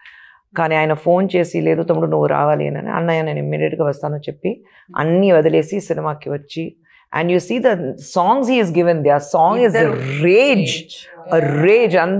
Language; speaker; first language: Telugu; non-native, fluent; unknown